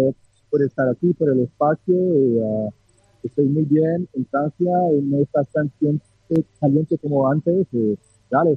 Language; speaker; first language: Spanish; non-native, learner; Portuguese